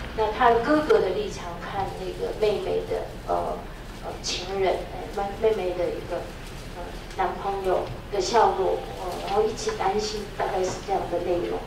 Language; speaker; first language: Chinese; non-native, fluent; Korean